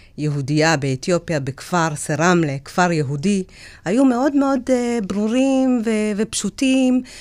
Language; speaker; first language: Hebrew; early bilingual, other home language; Amharic